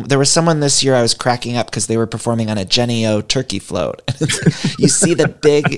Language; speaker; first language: English; native; English